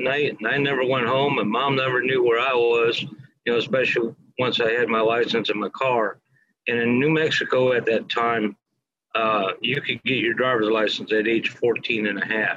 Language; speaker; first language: English; native; English